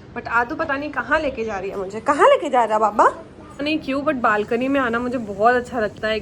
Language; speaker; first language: Hindi; native; Hindi